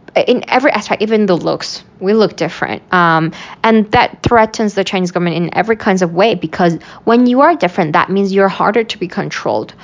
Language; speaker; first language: English; non-native, fluent; Uyghur